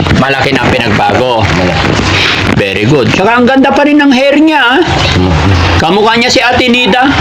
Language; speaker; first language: Filipino; native; Filipino